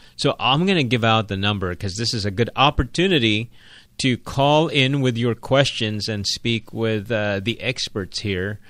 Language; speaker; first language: English; non-native, local second language; Filipino